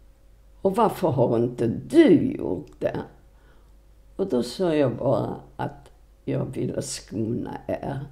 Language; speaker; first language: Swedish; non-native, fluent; Polish